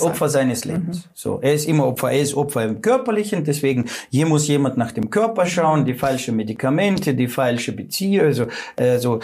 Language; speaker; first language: German; non-native, fluent; Russian